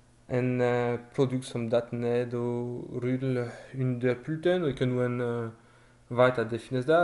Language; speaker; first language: Norwegian; non-native, fluent; French